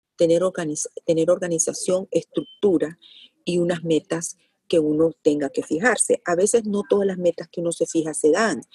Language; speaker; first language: Spanish; native; Spanish